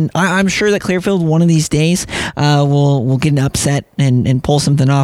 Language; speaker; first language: English; native; English